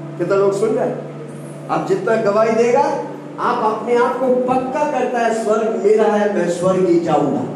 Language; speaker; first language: Hindi; non-native, local second language; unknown